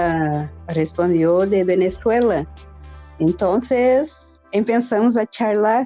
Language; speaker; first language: Spanish; non-native, learner; Portuguese